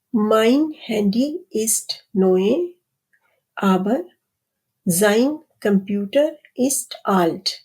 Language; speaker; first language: German; non-native, fluent; Urdu